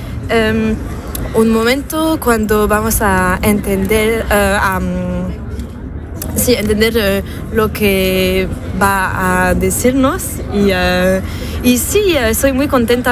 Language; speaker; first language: Spanish; non-native, learner; French